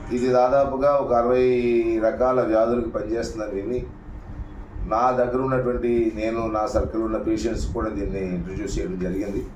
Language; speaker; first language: Telugu; native; Telugu